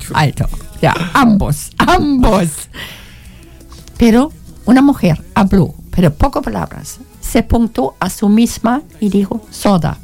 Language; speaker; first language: Spanish; non-native, learner; German